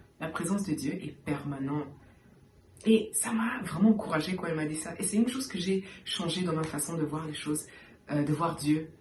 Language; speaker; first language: French; early bilingual, heritage; French